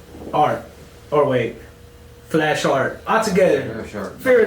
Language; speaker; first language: English; native; English